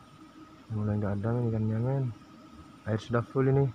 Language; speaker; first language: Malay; non-native, local second language; Javanese